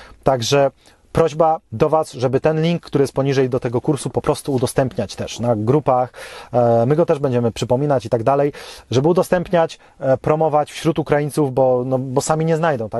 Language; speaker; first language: Polish; native; Polish